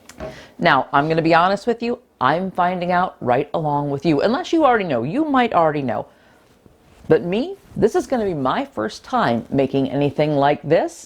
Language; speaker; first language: English; native; English